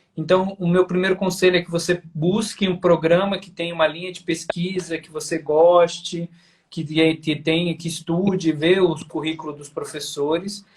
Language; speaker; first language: Portuguese; native; Portuguese